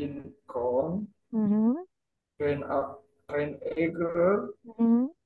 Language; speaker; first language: German; non-native, learner; Indonesian